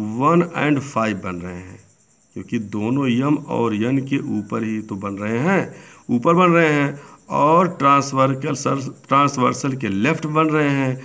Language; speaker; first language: Hindi; native; Hindi